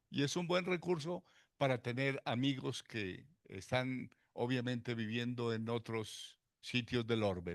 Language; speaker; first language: Spanish; native; Spanish